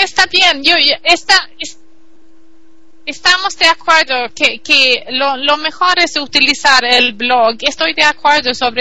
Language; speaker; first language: Spanish; non-native, learner; Swedish